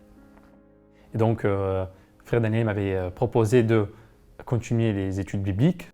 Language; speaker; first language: French; non-native, fluent; Arabic